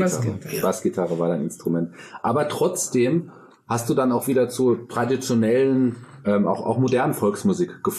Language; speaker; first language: German; native; German